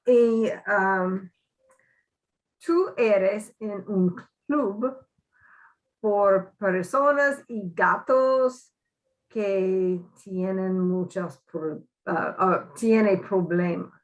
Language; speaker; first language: Spanish; non-native, learner; English